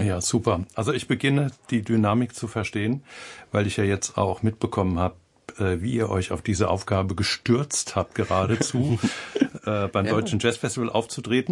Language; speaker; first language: German; native; German